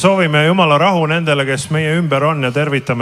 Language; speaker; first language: Estonian; native; Estonian